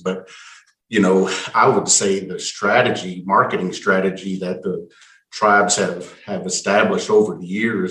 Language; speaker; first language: English; native; English